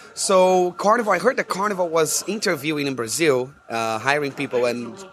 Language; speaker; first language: English; non-native, fluent; Portuguese